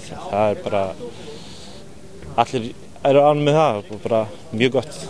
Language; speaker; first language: Icelandic; non-native, fluent; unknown